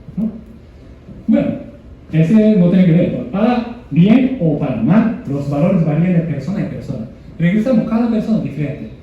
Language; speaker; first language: Spanish; non-native, learner; Japanese